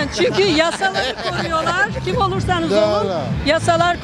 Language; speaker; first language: Turkish; native; Turkish